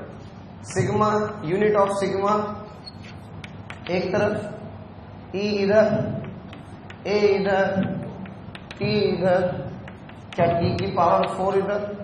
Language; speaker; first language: Hindi; native; Hindi